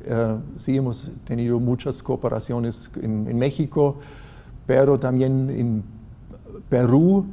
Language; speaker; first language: Spanish; non-native, fluent; German